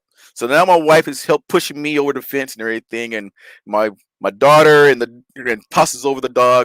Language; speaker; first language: English; native; English